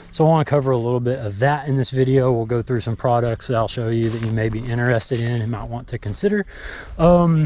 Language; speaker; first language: English; native; English